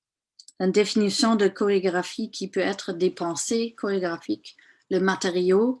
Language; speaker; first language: French; non-native, fluent; German